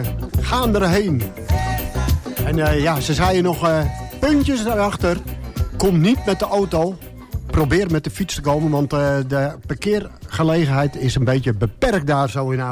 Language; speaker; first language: Dutch; native; Dutch